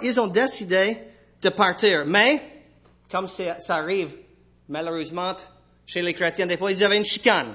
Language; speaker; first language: French; non-native, fluent; English